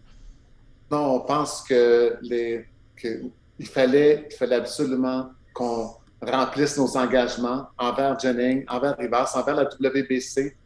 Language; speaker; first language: French; native; French